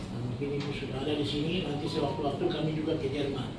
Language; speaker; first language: Indonesian; native; Indonesian